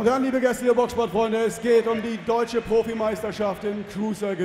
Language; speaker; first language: German; native; German